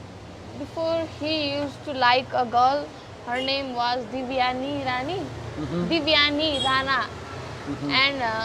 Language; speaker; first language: English; non-native, learner; Nepali